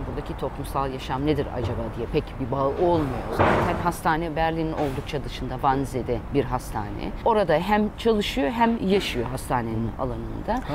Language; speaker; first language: Turkish; early bilingual, heritage; Turkish